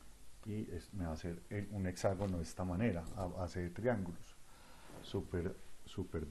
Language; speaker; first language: Spanish; native; Spanish